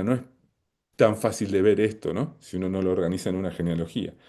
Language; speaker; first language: Spanish; native; Spanish